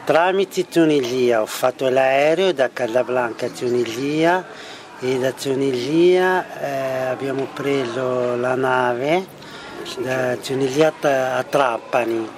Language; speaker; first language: Italian; non-native, fluent; Arabic